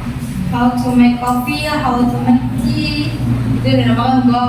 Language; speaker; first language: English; non-native, learner; Indonesian